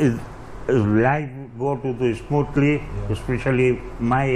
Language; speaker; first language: English; non-native, learner; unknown